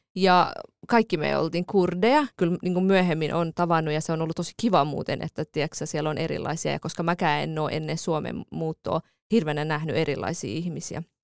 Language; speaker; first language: Finnish; early bilingual, other home language; Kurdish